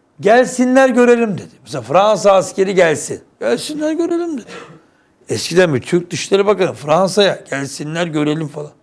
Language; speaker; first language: Turkish; native; Turkish